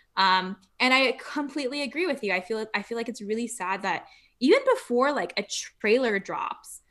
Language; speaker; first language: English; native; English